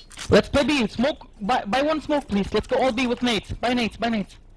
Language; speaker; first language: English; non-native, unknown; German